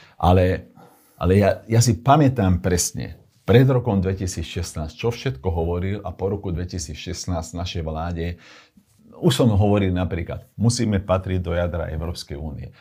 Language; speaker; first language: Slovak; non-native, local second language; Hungarian